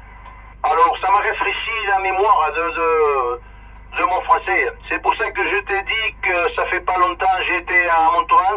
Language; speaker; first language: French; early bilingual, other home language; Spanish